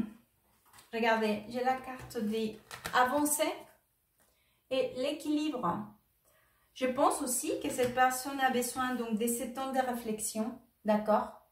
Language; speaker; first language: French; non-native, fluent; Spanish